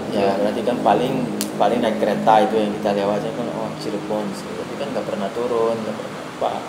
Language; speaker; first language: Indonesian; non-native, fluent; Portuguese